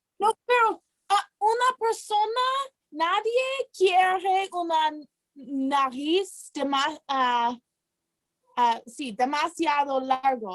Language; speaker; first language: Spanish; non-native, learner; English